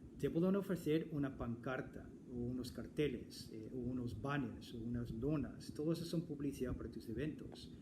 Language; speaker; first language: Spanish; non-native, fluent; English